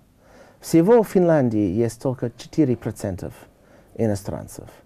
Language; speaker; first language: Russian; non-native, learner; English